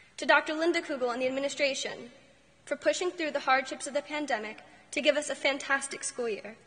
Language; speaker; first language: English; native; English